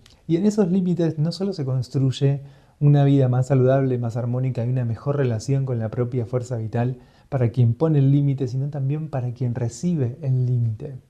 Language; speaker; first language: Spanish; native; Spanish